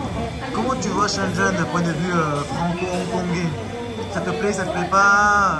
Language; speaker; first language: French; native; French